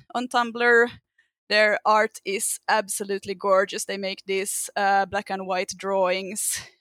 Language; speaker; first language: English; non-native, fluent; Finnish